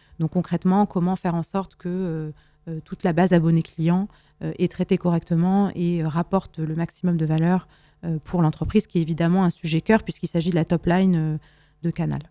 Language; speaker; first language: French; non-native, local second language; Arabic